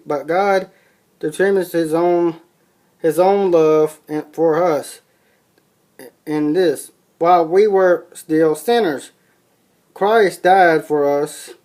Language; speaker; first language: English; native; English